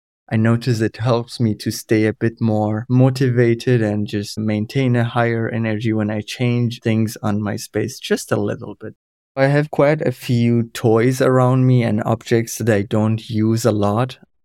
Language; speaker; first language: English; non-native, fluent; Kurdish